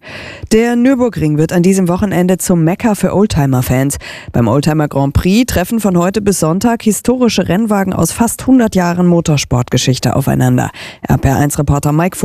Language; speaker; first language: German; native; German